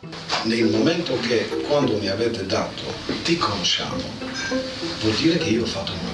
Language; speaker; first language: Italian; non-native, fluent; Albanian